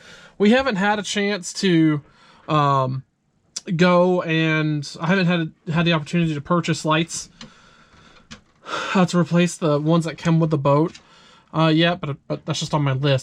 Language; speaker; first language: English; native; English